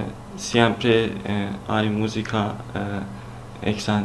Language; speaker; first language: Spanish; non-native, learner; Turkish